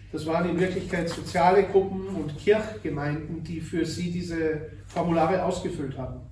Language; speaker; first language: German; native; German